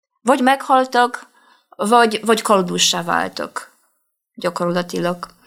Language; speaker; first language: Hungarian; non-native, fluent; Polish